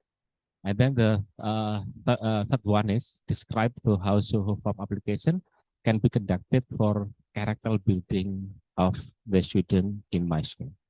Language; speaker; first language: English; non-native, learner; Indonesian